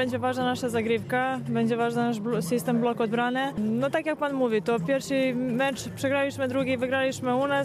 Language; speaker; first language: Polish; non-native, fluent; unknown